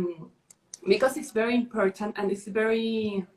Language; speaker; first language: English; non-native, learner; Spanish